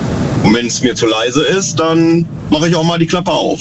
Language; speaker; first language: German; native; German